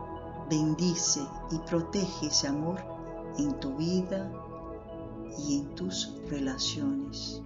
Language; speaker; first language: Spanish; non-native, fluent; Portuguese